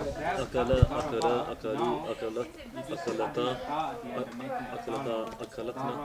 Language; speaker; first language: Arabic; non-native, learner; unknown